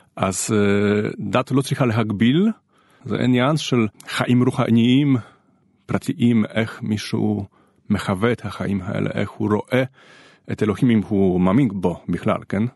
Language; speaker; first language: Hebrew; non-native, fluent; Polish